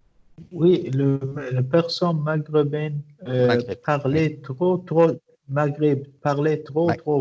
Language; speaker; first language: French; non-native, learner; Arabic